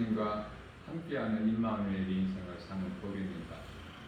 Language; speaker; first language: Korean; native; Korean